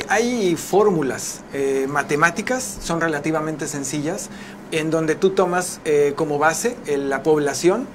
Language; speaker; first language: Spanish; native; Spanish